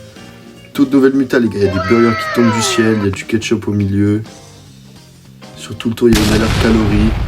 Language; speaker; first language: French; native; French